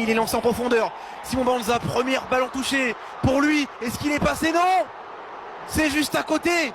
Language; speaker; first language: French; native; French